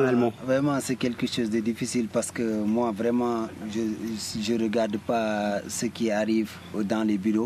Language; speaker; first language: French; early bilingual, heritage; Italian